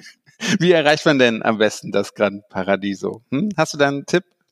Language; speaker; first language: German; native; German